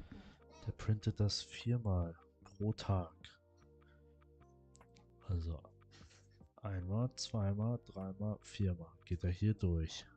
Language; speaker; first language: German; native; German